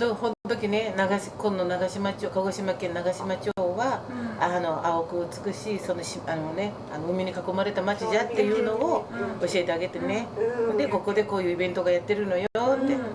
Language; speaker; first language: Japanese; native; Japanese